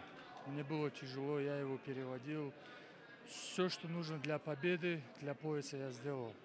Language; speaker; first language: Russian; non-native, local second language; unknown